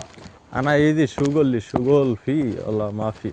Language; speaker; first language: Arabic; non-native, learner; Bangla